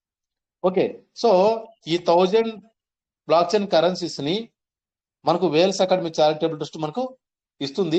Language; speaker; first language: Telugu; native; Telugu